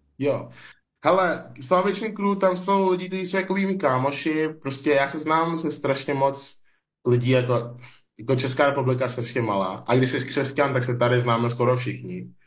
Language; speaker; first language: Czech; non-native, fluent; English